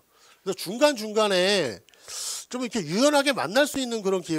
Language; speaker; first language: Korean; native; Korean